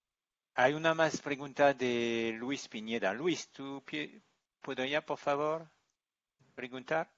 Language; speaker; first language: Spanish; non-native, learner; English